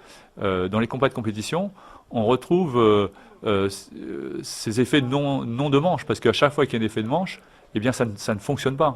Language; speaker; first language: French; native; French